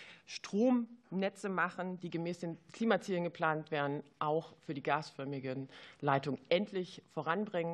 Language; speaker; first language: German; native; German